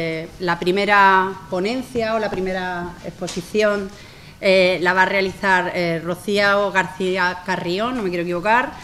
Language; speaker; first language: Spanish; native; Spanish